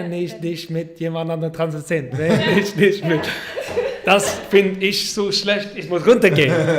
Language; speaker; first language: German; non-native, learner; Swedish